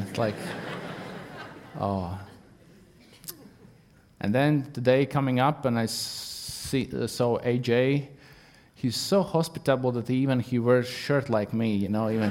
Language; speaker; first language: English; non-native, fluent; Latvian